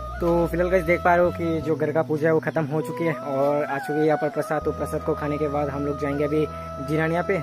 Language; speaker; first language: Hindi; non-native, local second language; Bangla